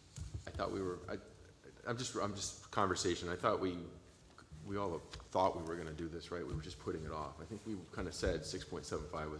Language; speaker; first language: English; native; English